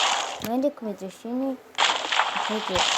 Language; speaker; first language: Arabic; native; Arabic